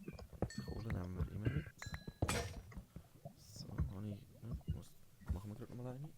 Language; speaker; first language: German; native; German